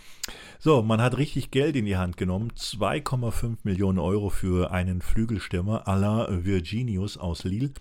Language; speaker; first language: German; native; German